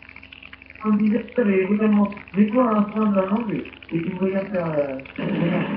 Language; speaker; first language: French; native; French